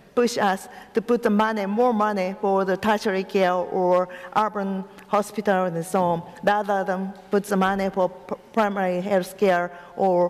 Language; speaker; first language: English; non-native, learner; Japanese